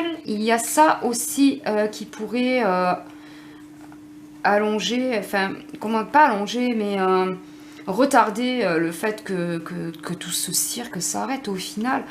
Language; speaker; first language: French; native; French